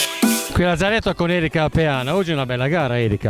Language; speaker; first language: Italian; native; Italian